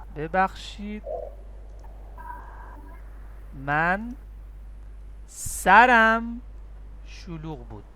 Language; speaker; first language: Persian; non-native, fluent; Urdu